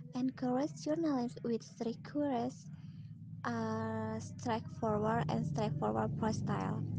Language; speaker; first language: English; non-native, learner; Indonesian